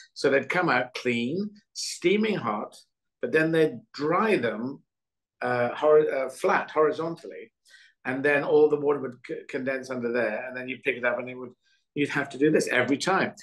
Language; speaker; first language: English; native; English